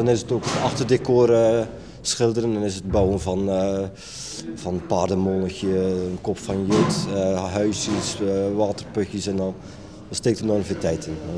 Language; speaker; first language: Dutch; native; Dutch